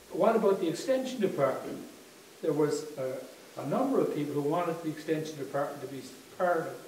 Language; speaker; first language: English; native; English